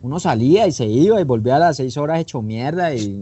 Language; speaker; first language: Spanish; native; Spanish